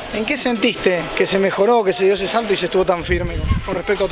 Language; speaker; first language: Spanish; native; Spanish